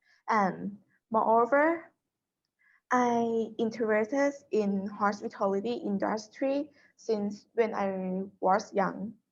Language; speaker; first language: English; non-native, learner; Thai